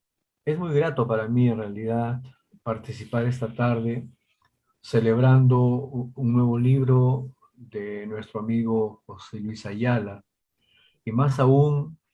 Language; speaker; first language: Spanish; native; Spanish